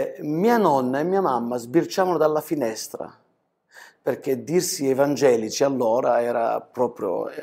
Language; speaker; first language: Italian; native; Italian